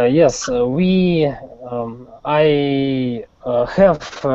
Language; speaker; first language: English; non-native, learner; Russian